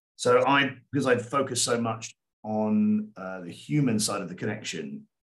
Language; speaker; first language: English; native; English